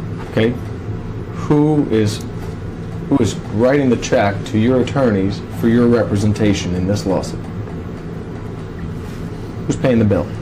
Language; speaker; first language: English; native; English